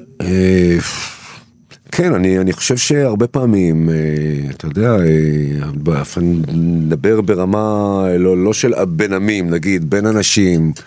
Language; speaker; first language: Hebrew; early bilingual, other home language; Turkish